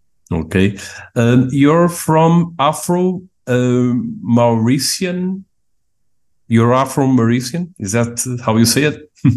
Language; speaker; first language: English; non-native, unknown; Portuguese